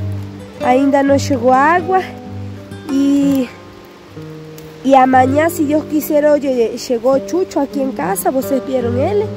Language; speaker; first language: Portuguese; non-native, local second language; Spanish